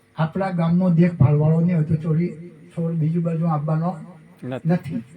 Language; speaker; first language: Gujarati; non-native, local second language; Bhili